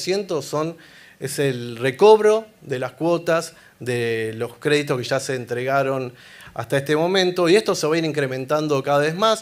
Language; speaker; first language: Spanish; native; Spanish